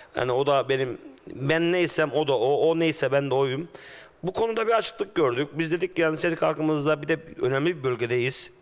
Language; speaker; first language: Turkish; native; Turkish